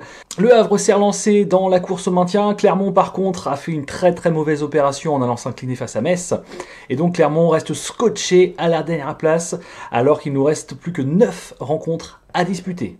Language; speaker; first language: French; native; French